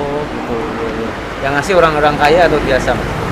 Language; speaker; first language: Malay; non-native, local second language; Javanese